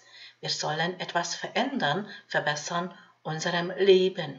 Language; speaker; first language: German; non-native, fluent; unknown